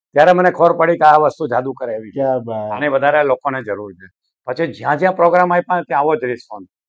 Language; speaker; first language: Gujarati; native; Gujarati